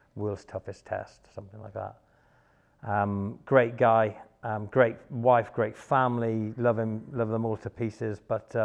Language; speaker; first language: English; native; English